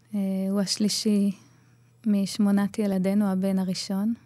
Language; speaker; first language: Hebrew; native; Hebrew